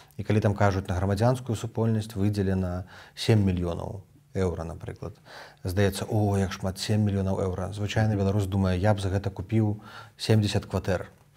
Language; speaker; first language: Belarusian; native; Belarusian